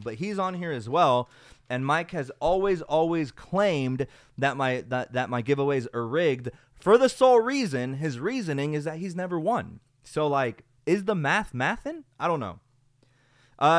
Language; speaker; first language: English; early bilingual, other home language; Spanish